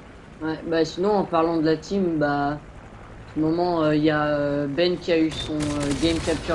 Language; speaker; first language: French; native; French